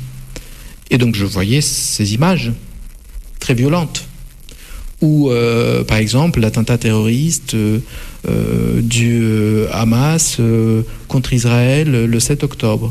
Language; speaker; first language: French; non-native, fluent; Russian